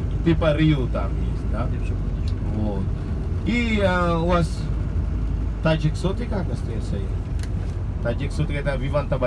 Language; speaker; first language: Russian; non-native, learner; Sinhala